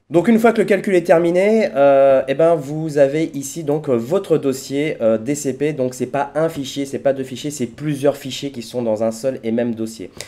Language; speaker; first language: French; native; French